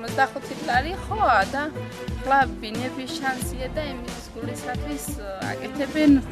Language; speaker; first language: Georgian; non-native, local second language; Mingrelian